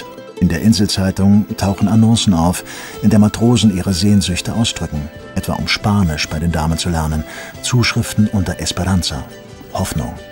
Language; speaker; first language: German; native; German